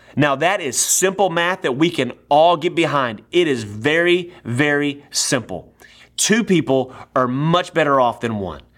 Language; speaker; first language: English; native; English